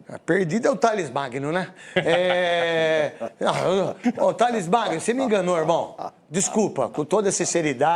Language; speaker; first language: Portuguese; native; Portuguese